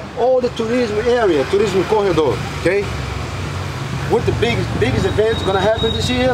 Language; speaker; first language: English; non-native, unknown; Portuguese